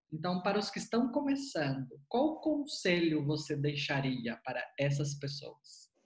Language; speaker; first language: Portuguese; native; Portuguese